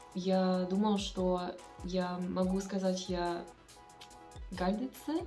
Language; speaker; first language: Russian; non-native, learner; English